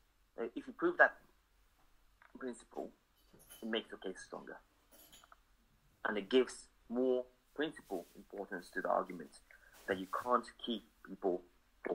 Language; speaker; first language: English; non-native, fluent; Japanese